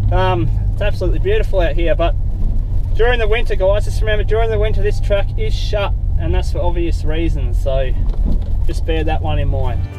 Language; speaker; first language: English; native; English